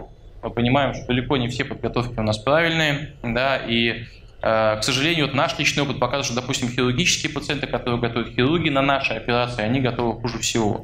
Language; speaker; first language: Russian; native; Russian